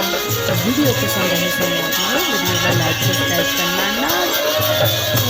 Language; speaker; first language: Hindi; non-native, local second language; Chhattisgarhi